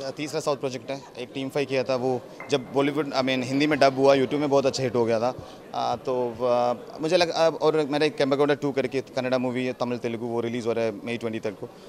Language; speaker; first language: Hindi; non-native, local second language; Malayalam